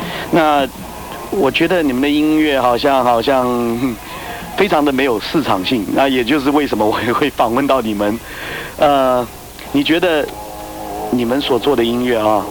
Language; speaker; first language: Chinese; native; Chinese